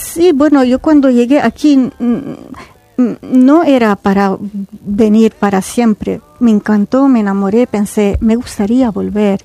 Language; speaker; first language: Spanish; non-native, fluent; Arabic